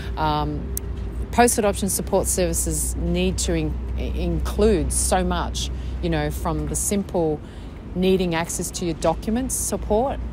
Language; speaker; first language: English; native; English